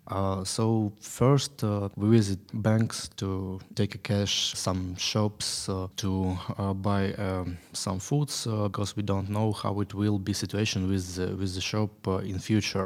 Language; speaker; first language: English; non-native, learner; Ukrainian